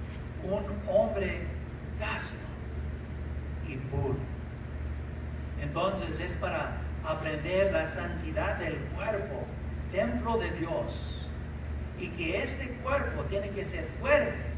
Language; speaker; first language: Spanish; early bilingual, heritage; English